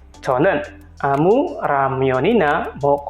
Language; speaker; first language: Korean; non-native, fluent; Indonesian